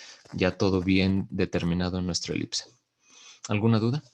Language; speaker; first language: Spanish; native; Spanish